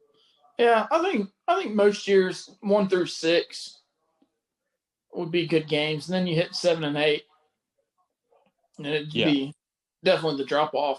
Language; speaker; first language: English; native; English